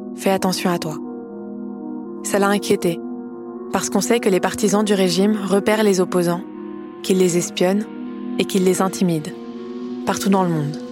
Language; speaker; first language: French; early bilingual, other home language; Persian